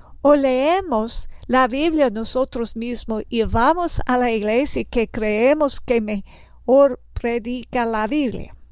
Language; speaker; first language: Spanish; non-native, learner; English